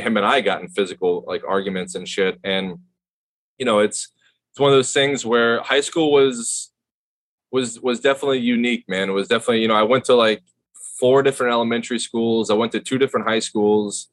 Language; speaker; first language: English; native; English